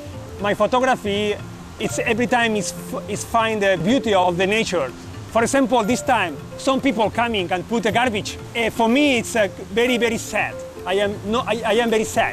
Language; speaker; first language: English; non-native, learner; Spanish